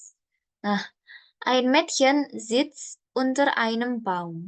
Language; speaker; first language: German; non-native, learner; Indonesian